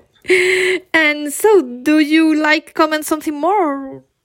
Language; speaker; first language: English; non-native, learner; Spanish